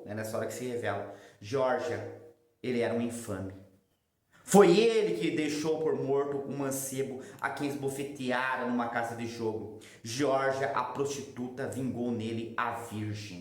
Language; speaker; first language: Portuguese; native; Portuguese